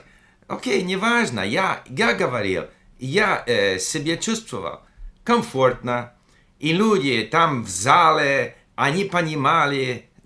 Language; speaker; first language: Russian; non-native, fluent; English